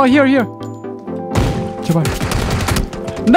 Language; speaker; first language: English; non-native, learner; Korean